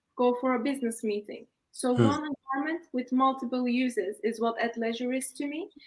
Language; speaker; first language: English; non-native, fluent; Turkish